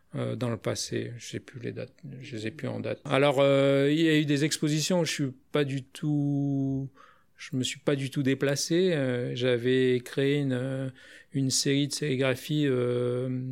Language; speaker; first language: French; native; French